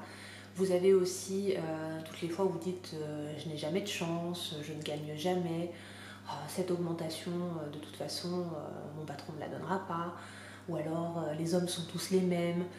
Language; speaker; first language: French; native; French